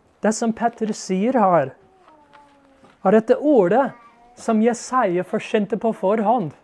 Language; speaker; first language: Norwegian; non-native, fluent; English